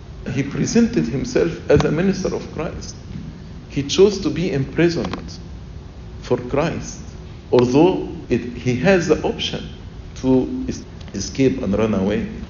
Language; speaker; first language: English; non-native, fluent; Arabic